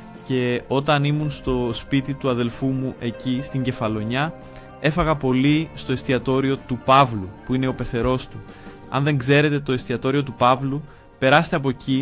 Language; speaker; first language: Greek; non-native, learner; Portuguese